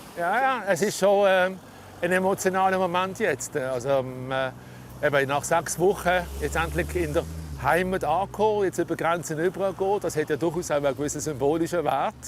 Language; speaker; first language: German; native; German